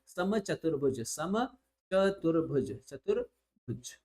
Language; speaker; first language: Hindi; non-native, local second language; Marathi